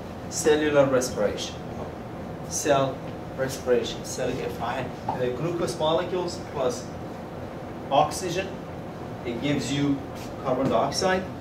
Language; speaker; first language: English; non-native, fluent; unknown